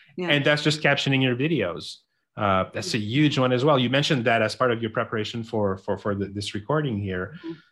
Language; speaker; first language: English; non-native, local second language; French